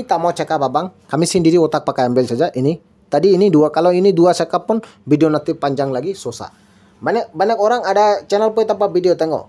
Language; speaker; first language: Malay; non-native, learner; Bangla